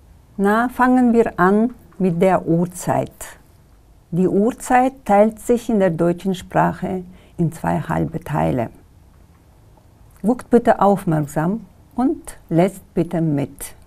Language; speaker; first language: German; non-native, fluent; Kyrgyz